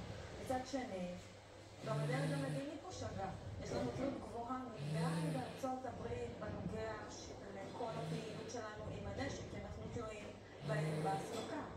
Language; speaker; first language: Hebrew; native; Hebrew